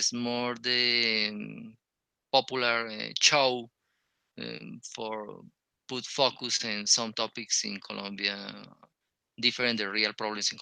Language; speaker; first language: English; non-native, learner; Spanish